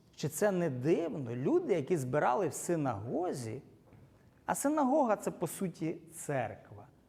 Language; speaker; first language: Ukrainian; non-native, local second language; Russian